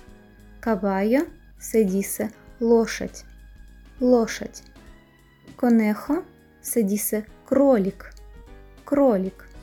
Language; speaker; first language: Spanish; non-native, fluent; Russian